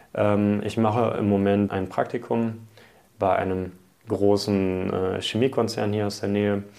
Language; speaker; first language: German; early bilingual, other home language; Hungarian